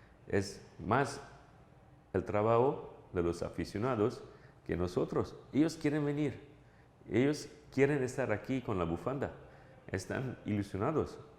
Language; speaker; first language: Spanish; non-native, fluent; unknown